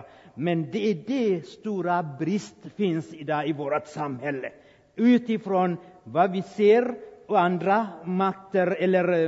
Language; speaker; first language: Swedish; non-native, fluent; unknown